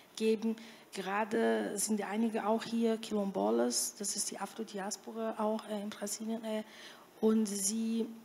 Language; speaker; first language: German; non-native, fluent; Portuguese